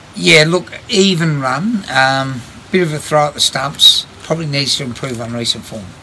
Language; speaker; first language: English; native; English